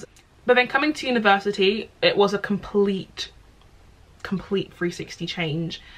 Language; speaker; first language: English; native; English